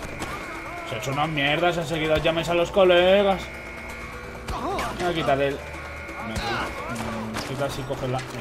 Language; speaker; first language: Spanish; native; Spanish